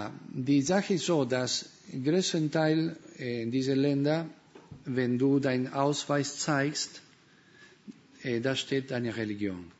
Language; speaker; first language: German; non-native, fluent; Spanish